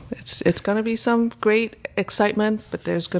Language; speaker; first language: English; non-native, local second language; Cantonese